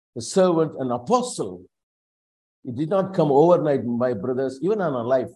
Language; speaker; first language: English; non-native, local second language; Tamil